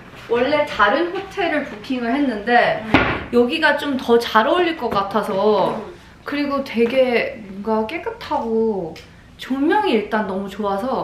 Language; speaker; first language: Korean; early bilingual, heritage; Korean